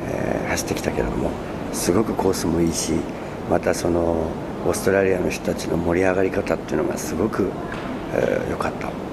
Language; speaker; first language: Japanese; native; Japanese